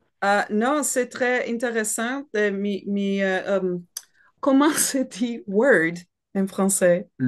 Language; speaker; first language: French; non-native, learner; Portuguese